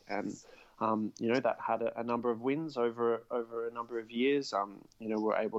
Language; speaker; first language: English; native; English